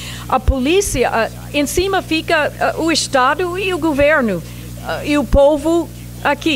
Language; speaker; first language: Portuguese; non-native, fluent; English